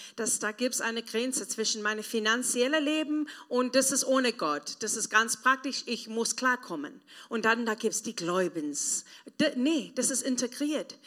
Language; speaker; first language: German; non-native, learner; English